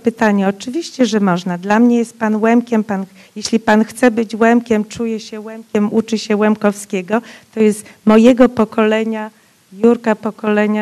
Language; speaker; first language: Polish; non-native, local second language; Rusyn